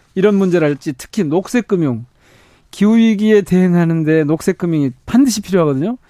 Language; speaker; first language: Korean; native; Korean